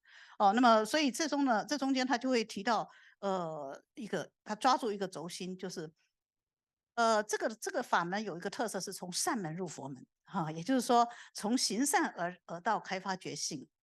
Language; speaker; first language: Chinese; native; Chinese